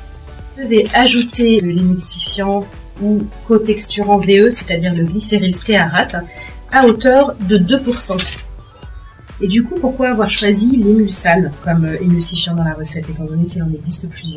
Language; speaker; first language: French; native; French